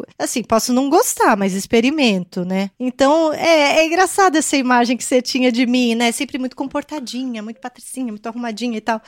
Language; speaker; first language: Portuguese; native; Portuguese